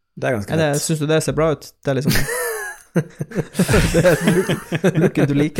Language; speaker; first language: Norwegian; native; Norwegian